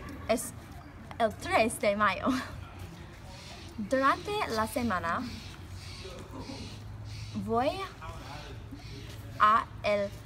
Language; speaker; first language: Spanish; non-native, learner; English